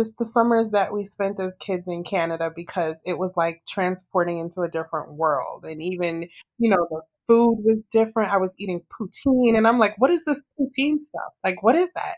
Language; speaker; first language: English; native; English